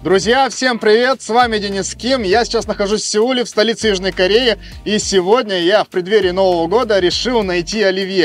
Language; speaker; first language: Russian; native; Russian